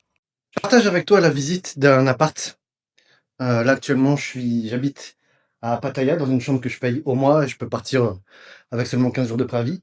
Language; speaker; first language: French; native; French